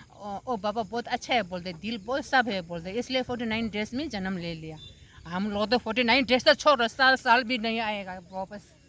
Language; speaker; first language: Hindi; non-native, local second language; Tibetan